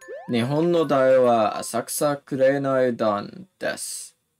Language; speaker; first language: Japanese; non-native, learner; English